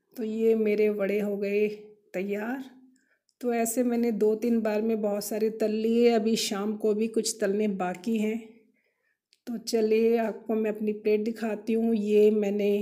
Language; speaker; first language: Hindi; non-native, local second language; Kannada